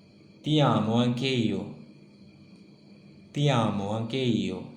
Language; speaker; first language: Italian; non-native, learner; Urdu